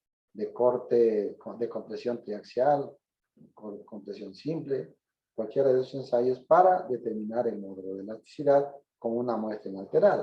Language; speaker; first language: Spanish; native; Spanish